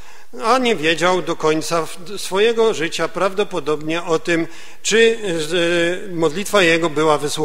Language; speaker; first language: Polish; native; Polish